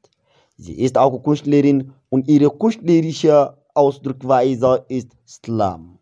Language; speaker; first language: German; non-native, learner; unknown